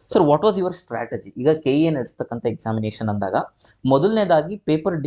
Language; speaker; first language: Kannada; native; Kannada